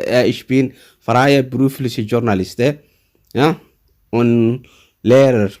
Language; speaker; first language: German; non-native, learner; Somali